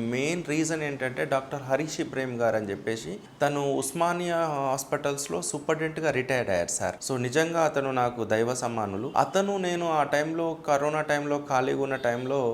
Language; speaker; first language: Telugu; native; Telugu